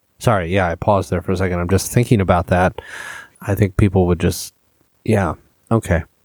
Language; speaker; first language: English; native; English